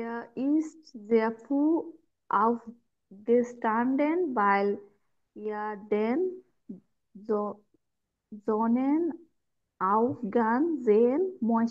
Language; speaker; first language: German; non-native, learner; Bangla